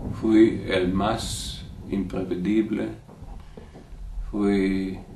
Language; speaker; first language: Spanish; non-native, learner; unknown